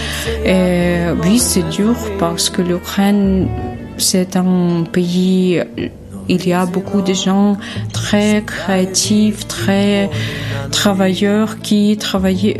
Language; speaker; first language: French; non-native, fluent; Ukrainian